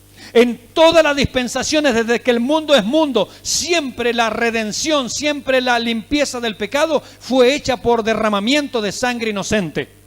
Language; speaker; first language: Spanish; native; Spanish